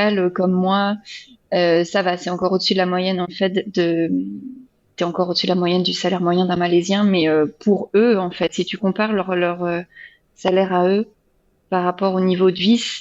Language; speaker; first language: French; native; French